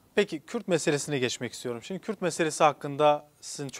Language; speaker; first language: Turkish; non-native, local second language; Kurdish